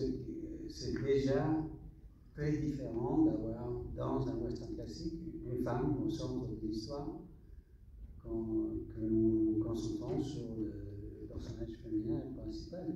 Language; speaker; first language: French; non-native, fluent; English